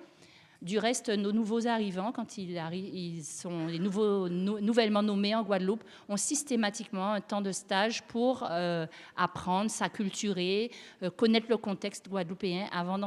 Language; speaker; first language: French; native; French